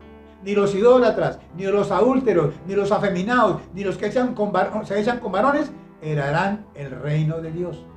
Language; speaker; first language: Spanish; native; Spanish